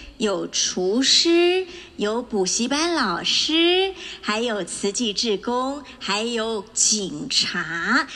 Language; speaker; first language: Chinese; native; Chinese